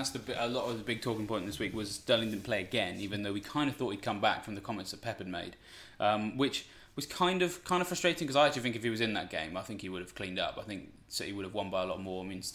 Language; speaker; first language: English; native; English